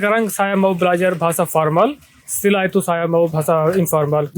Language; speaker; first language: Indonesian; non-native, learner; Urdu